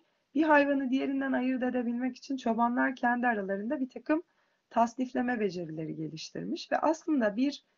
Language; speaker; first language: Turkish; native; Turkish